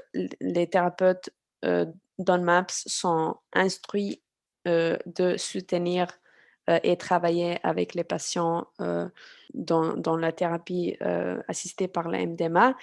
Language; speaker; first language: French; non-native, fluent; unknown